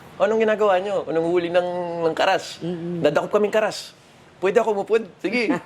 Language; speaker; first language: Filipino; non-native, local second language; Waray